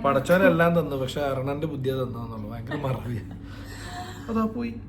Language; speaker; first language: Malayalam; native; Malayalam